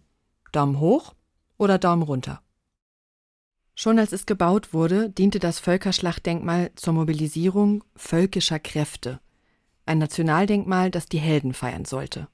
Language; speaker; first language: German; native; German